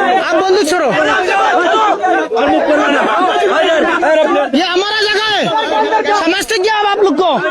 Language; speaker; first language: Hindi; non-native, learner; Bangla